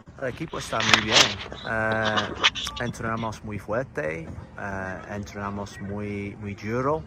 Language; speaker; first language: Spanish; non-native, learner; English